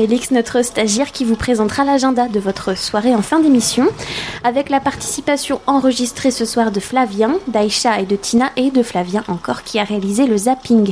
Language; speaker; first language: French; native; French